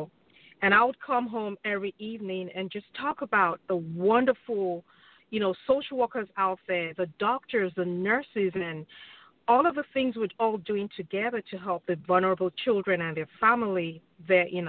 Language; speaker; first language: English; non-native, local second language; Yoruba